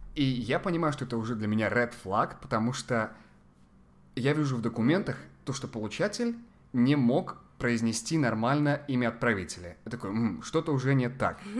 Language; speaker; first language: Russian; non-native, fluent; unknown